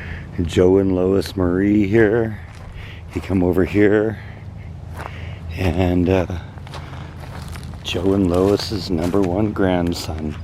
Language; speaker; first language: English; native; English